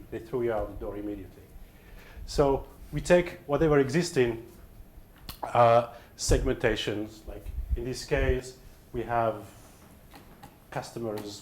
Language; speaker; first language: English; non-native, fluent; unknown